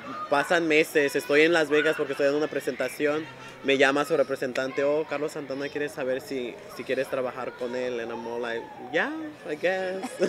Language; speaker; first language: Spanish; early bilingual, heritage; Spanish